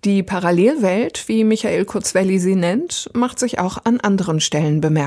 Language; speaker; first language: German; native; German